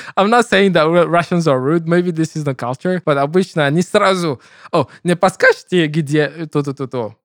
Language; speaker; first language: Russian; non-native, learner; English